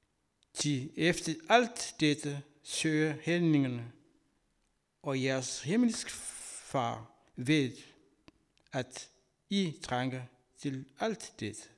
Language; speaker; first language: Danish; non-native, learner; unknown